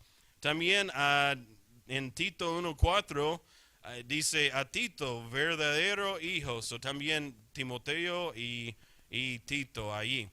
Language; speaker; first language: Spanish; non-native, fluent; English